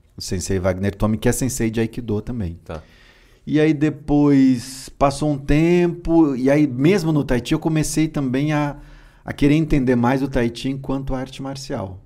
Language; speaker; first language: Portuguese; native; Portuguese